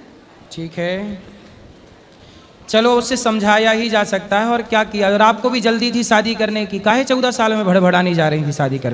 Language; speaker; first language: Hindi; native; Hindi